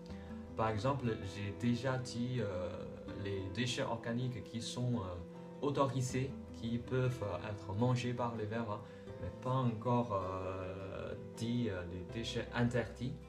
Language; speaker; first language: French; non-native, learner; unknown